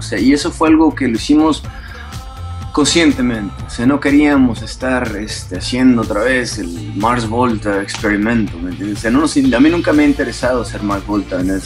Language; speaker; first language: Spanish; early bilingual, other home language; English